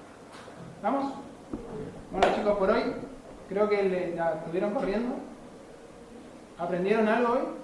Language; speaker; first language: Spanish; native; Spanish